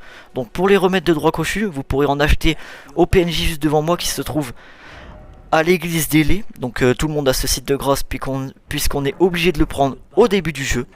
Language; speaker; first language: French; native; French